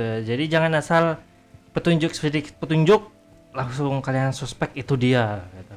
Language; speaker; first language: Indonesian; native; Indonesian